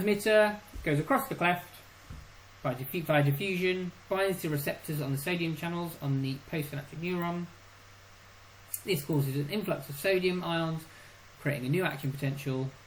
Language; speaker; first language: English; native; English